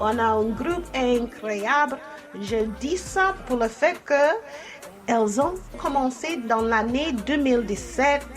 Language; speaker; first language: French; non-native, fluent; English